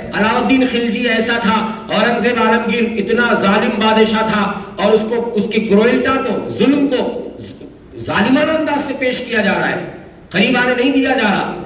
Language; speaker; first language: Urdu; native; Urdu